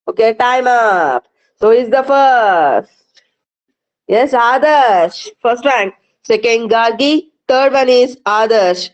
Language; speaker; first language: English; non-native, local second language; Kannada